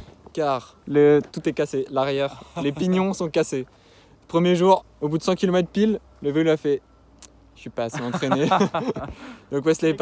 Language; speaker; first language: French; native; French